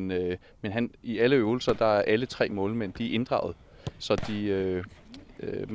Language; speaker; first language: Danish; native; Danish